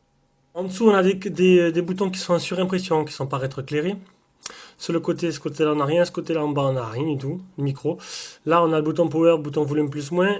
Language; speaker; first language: French; native; French